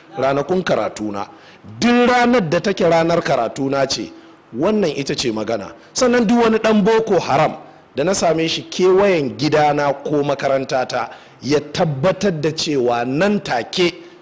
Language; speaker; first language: Hausa; native; Hausa